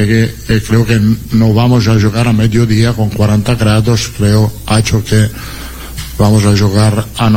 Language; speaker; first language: Portuguese; non-native, learner; Italian